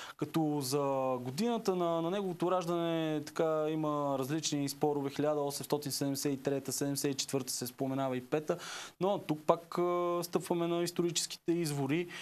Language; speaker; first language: Bulgarian; native; Bulgarian